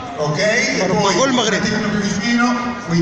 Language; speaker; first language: Italian; native; Italian